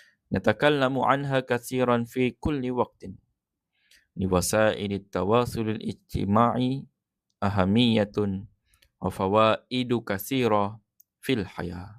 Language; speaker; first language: Arabic; non-native, fluent; Malay